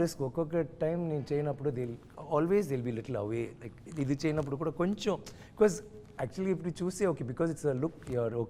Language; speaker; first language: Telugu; non-native, learner; Tamil